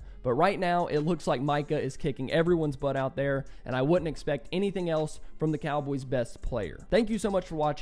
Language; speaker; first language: English; native; English